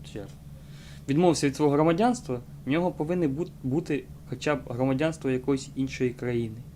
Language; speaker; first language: Ukrainian; non-native, local second language; Russian